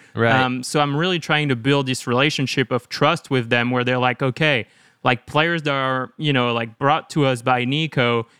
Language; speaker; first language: English; non-native, fluent; French